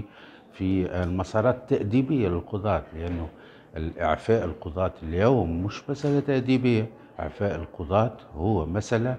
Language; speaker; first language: Arabic; native; Arabic